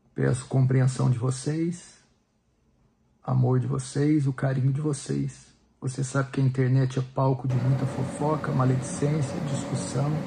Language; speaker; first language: Portuguese; native; Portuguese